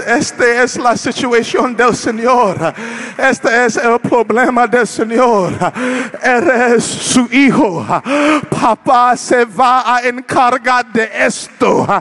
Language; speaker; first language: Spanish; non-native, learner; English